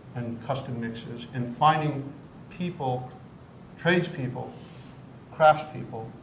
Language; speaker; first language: English; native; English